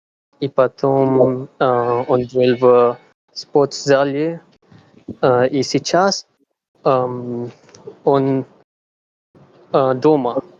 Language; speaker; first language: Russian; non-native, learner; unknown